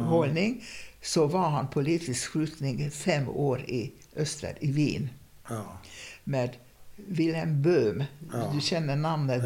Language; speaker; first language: Swedish; non-native, fluent; Hungarian